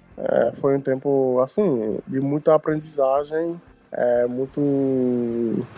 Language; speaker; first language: Portuguese; non-native, fluent; Yoruba